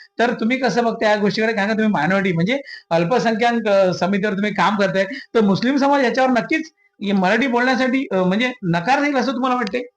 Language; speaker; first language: Marathi; native; Marathi